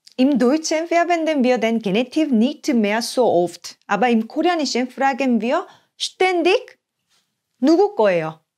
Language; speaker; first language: German; non-native, fluent; Korean